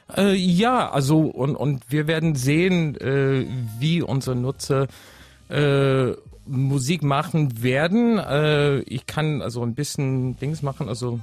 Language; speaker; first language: German; non-native, fluent; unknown